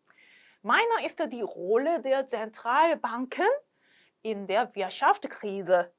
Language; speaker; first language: German; non-native, fluent; Korean